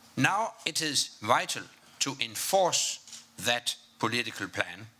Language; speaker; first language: English; non-native, fluent; Danish